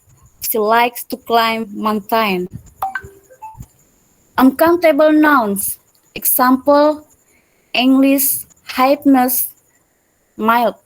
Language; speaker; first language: English; non-native, learner; Indonesian